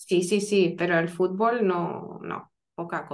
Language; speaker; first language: Spanish; non-native, fluent; Lithuanian